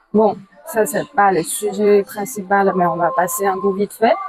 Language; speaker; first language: French; non-native, fluent; Chinese